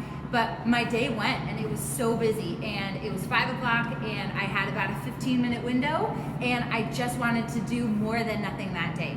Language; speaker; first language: English; native; English